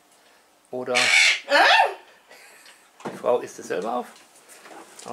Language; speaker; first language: German; native; German